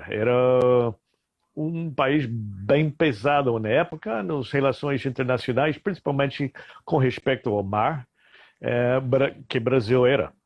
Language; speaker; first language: Portuguese; non-native, fluent; English